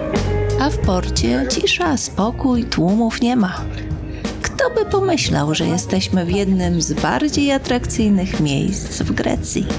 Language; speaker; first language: Polish; native; Polish